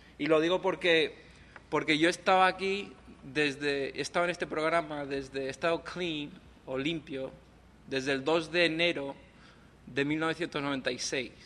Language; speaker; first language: Spanish; non-native, local second language; English